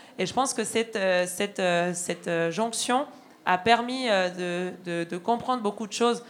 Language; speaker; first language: French; non-native, fluent; Spanish